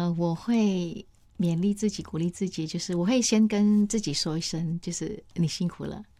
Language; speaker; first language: Chinese; non-native, fluent; Vietnamese